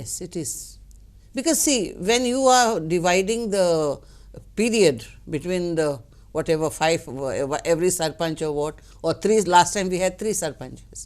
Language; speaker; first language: English; non-native, local second language; Konkani